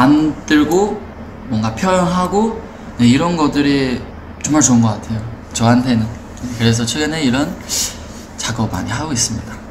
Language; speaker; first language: Korean; non-native, fluent; Chinese